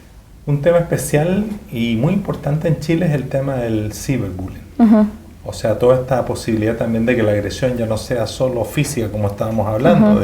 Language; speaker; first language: Spanish; native; Spanish